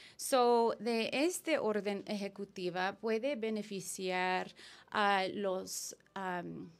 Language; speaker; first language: Spanish; non-native, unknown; English